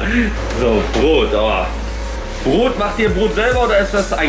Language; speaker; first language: German; native; German